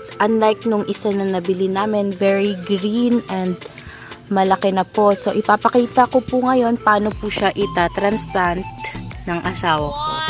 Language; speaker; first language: Filipino; non-native, local second language; Cebuano